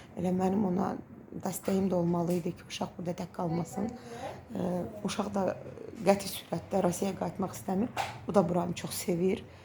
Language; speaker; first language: Azerbaijani; native; Azerbaijani